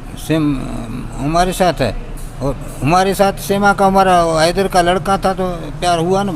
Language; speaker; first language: Hindi; non-native, local second language; Baluchi